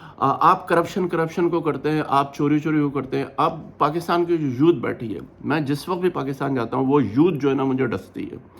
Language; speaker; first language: Urdu; native; Urdu